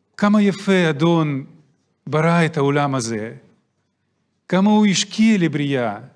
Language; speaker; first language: Hebrew; non-native, fluent; Russian